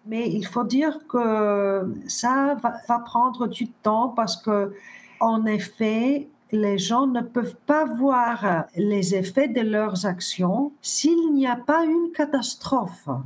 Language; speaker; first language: French; non-native, fluent; Greek